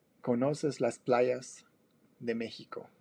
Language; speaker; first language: Spanish; non-native, fluent; English